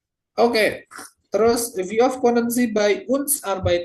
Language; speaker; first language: German; non-native, fluent; Indonesian